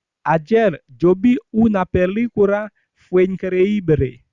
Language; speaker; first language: Spanish; non-native, fluent; Haitian Creole